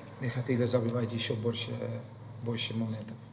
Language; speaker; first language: Russian; non-native, learner; Dutch